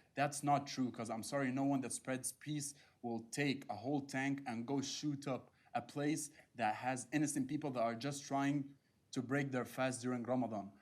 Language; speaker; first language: English; non-native, fluent; Arabic